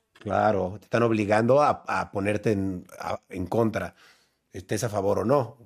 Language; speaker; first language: Spanish; native; Spanish